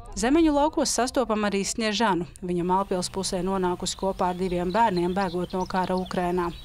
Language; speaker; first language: Latvian; native; Latvian